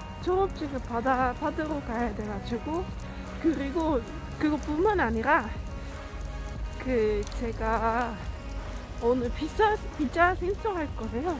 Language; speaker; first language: Korean; non-native, fluent; Dutch